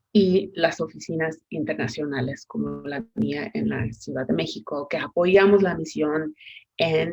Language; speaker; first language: Spanish; non-native, fluent; English